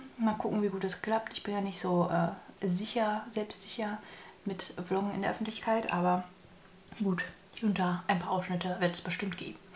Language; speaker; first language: German; native; German